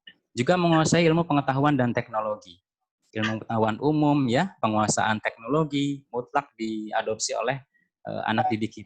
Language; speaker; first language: Indonesian; native; Indonesian